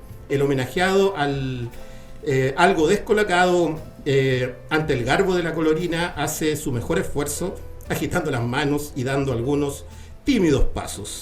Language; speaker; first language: Spanish; native; Spanish